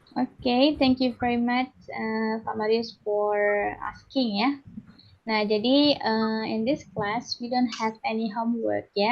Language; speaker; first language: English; non-native, learner; Indonesian